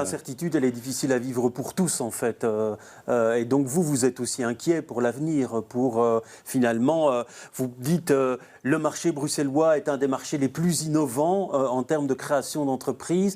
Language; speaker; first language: French; native; French